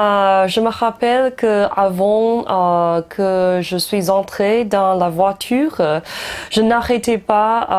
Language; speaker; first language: French; non-native, fluent; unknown